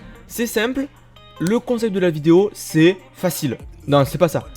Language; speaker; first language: French; native; French